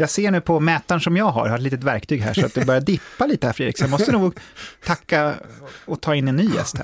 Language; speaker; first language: Swedish; native; Swedish